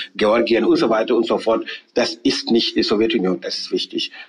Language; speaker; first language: German; non-native, fluent; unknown